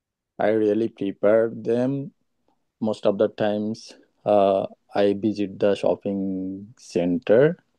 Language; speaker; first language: English; non-native, learner; Bangla